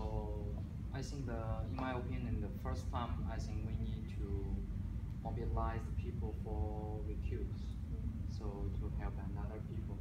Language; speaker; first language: English; non-native, learner; Chinese